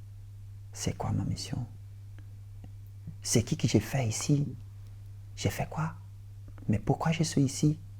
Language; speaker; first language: French; non-native, learner; Portuguese